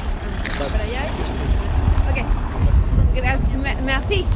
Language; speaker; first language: Spanish; native; Spanish